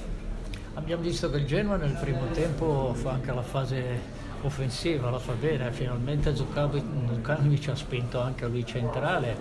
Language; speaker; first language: Italian; native; Italian